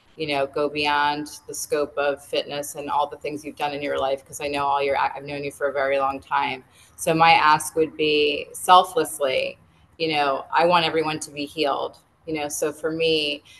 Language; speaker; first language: English; native; English